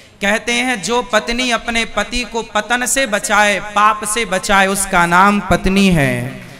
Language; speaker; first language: Hindi; native; Hindi